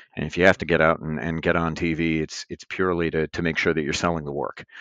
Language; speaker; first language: English; native; English